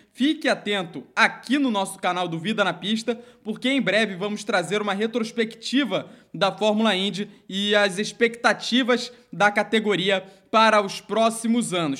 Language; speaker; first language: Portuguese; native; Portuguese